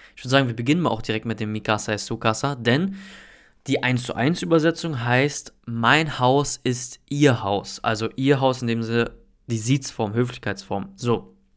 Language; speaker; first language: German; native; German